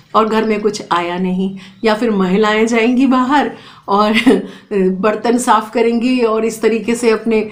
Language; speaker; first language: Hindi; native; Hindi